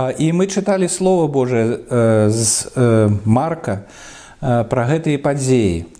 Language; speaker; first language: Belarusian; non-native, local second language; Russian